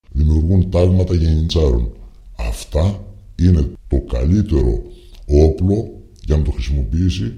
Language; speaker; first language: Greek; native; Greek